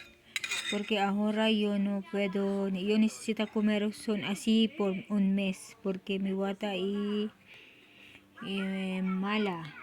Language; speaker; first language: Spanish; non-native, learner; Filipino